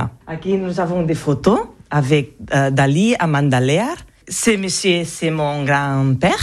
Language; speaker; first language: French; non-native, local second language; Catalan